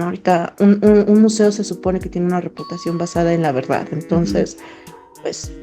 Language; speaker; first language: Spanish; native; Spanish